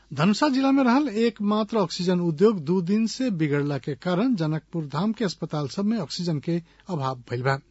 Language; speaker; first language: Bhojpuri; non-native, local second language; Nepali